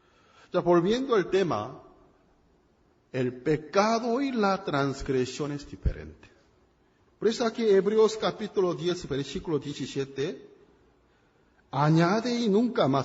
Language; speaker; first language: Spanish; non-native, fluent; Korean